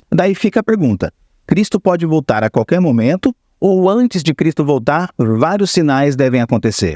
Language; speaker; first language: Portuguese; native; Portuguese